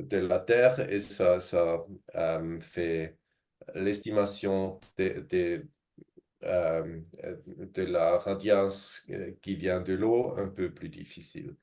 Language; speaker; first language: French; non-native, fluent; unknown